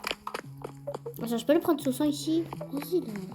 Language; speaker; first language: French; native; French